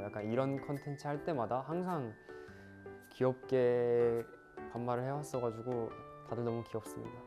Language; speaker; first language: Korean; native; Korean